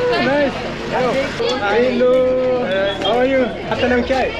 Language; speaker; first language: English; non-native, learner; French